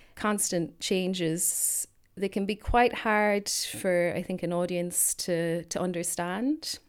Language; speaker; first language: English; native; English